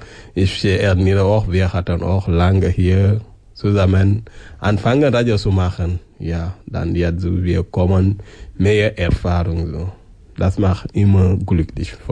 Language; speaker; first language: German; non-native, learner; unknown